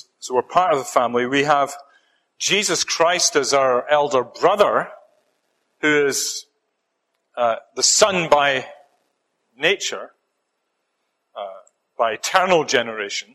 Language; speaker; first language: English; native; English